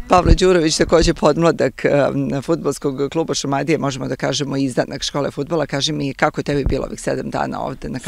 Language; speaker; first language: Serbian; native; Serbian